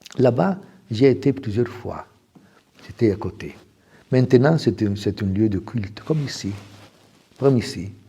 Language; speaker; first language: French; non-native, fluent; Italian